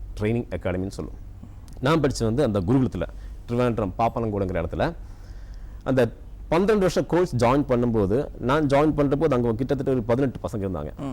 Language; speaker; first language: Tamil; non-native, local second language; Malayalam